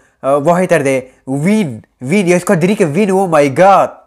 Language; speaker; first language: Swedish; non-native, local second language; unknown